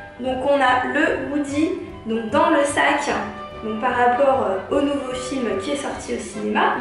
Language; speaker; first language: French; early bilingual, other home language; Portuguese